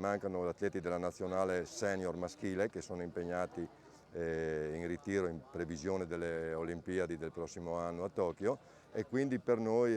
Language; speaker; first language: Italian; native; Italian